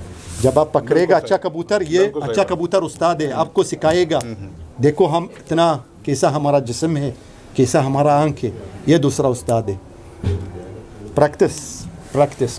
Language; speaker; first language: Hindi; non-native, learner; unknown